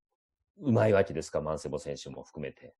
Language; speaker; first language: Japanese; native; Japanese